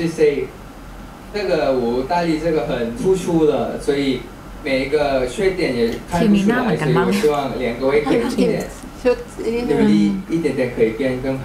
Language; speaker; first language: Chinese; non-native, learner; Thai